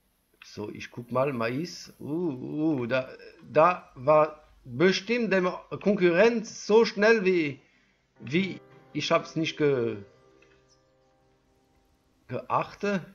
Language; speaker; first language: German; non-native, learner; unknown